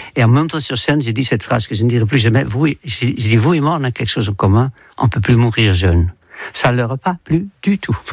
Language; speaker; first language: French; non-native, fluent; Dutch